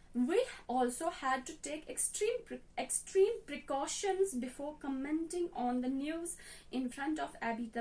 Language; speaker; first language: English; non-native, local second language; Hindi